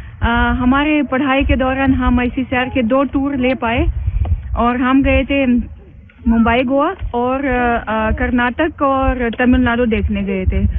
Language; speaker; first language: Hindi; non-native, fluent; Russian